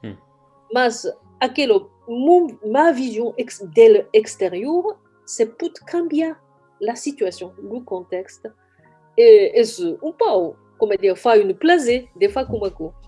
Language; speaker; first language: French; non-native, fluent; Japanese